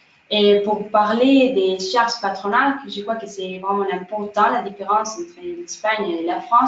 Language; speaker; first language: French; non-native, fluent; Spanish